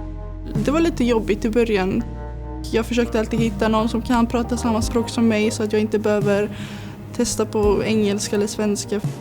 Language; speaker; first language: Swedish; early bilingual, other home language; Serbian